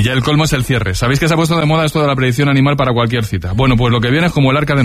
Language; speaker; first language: Spanish; native; Spanish